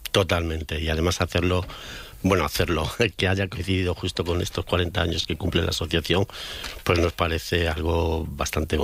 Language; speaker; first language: Spanish; native; Spanish